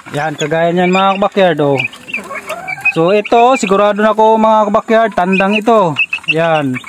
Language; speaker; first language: Filipino; non-native, local second language; Cebuano